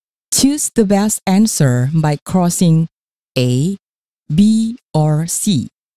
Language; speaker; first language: English; non-native, fluent; Indonesian